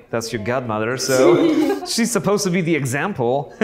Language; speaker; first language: English; non-native, fluent; Polish